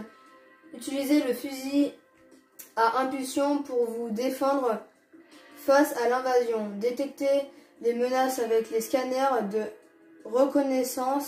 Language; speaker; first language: French; native; French